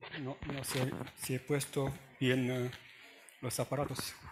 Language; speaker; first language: Spanish; non-native, fluent; Romanian